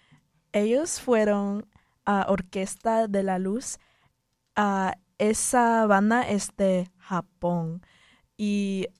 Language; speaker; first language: Spanish; early bilingual, heritage; Spanish